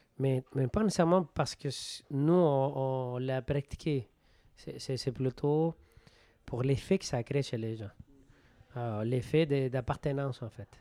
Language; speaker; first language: French; non-native, fluent; Spanish